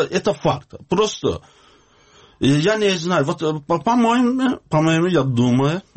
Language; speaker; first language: Russian; non-native, learner; Azerbaijani